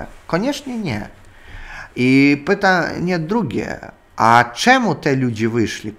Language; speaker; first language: Polish; non-native, learner; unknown